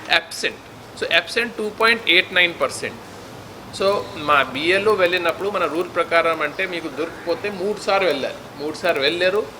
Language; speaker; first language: Telugu; non-native, fluent; Hindi